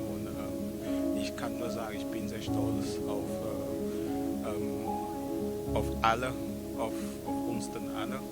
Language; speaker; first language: German; non-native, fluent; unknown